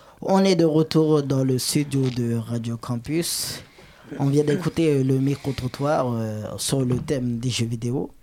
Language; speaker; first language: French; native; French